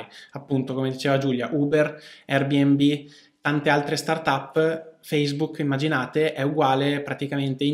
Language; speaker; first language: Italian; native; Italian